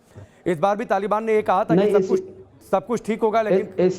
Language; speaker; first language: Hindi; native; Hindi